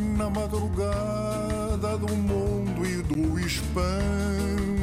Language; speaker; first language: Portuguese; native; Portuguese